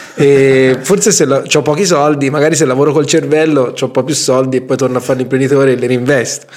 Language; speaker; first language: Italian; native; Italian